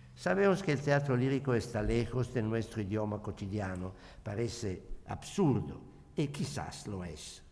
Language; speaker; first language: Spanish; non-native, learner; Italian